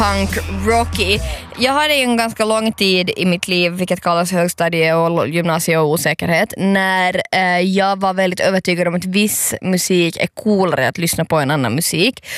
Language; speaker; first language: Swedish; native; Swedish